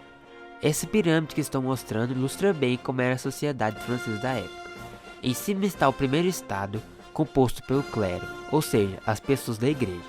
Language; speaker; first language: Portuguese; native; Portuguese